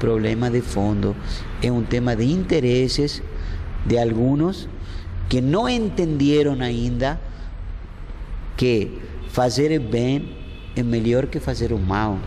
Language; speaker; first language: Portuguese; non-native, fluent; Spanish